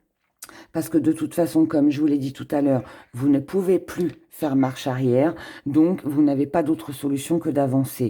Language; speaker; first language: French; native; French